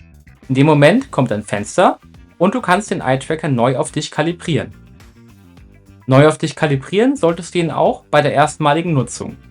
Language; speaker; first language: German; native; German